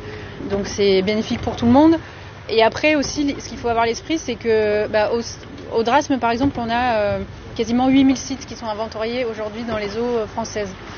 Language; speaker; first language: French; native; French